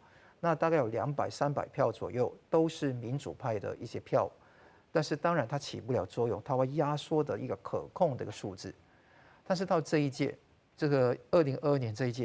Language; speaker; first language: Chinese; non-native, local second language; Cantonese